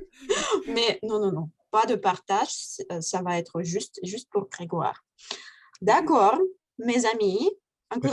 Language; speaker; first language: French; non-native, fluent; Russian